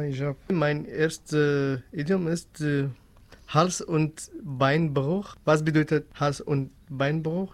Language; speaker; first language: German; non-native, learner; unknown